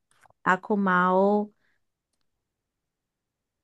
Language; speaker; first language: Indonesian; non-native, learner; English